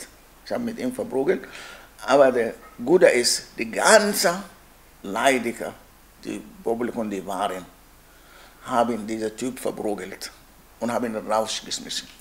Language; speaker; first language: German; non-native, learner; Arabic